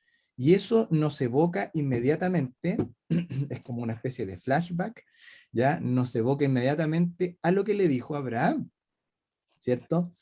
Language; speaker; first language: Spanish; native; Spanish